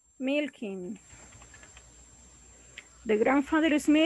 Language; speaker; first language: English; non-native, learner; Spanish